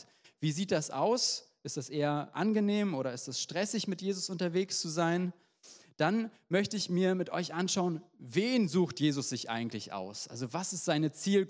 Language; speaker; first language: German; native; German